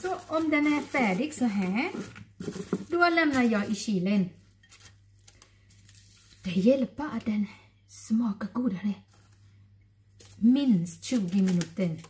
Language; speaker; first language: Swedish; non-native, learner; Thai